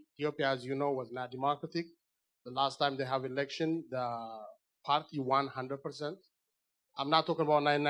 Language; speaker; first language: English; non-native, fluent; Amharic